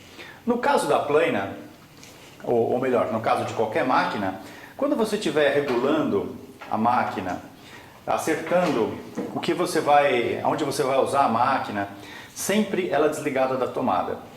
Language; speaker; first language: Portuguese; native; Portuguese